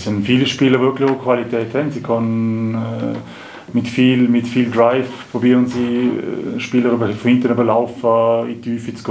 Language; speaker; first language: German; native; German